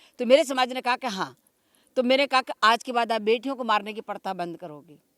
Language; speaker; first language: Hindi; non-native, local second language; Rajasthani